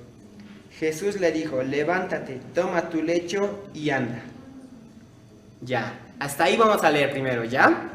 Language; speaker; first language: Spanish; native; Spanish